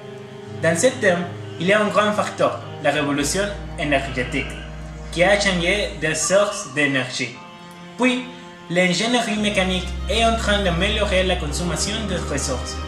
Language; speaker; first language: French; non-native, learner; Spanish